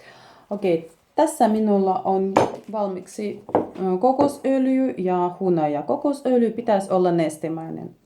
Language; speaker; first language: Finnish; non-native, learner; Russian